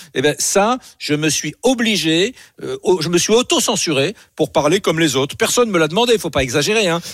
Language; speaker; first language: French; native; French